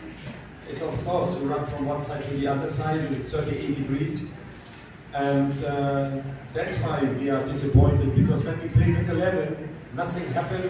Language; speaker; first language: English; non-native, fluent; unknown